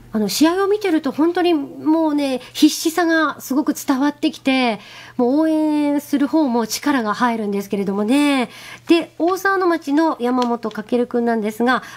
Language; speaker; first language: Japanese; native; Japanese